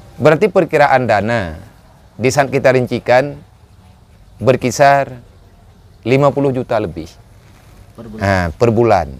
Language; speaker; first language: Indonesian; non-native, local second language; Achinese